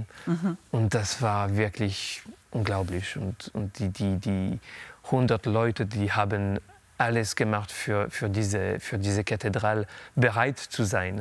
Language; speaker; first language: German; non-native, local second language; French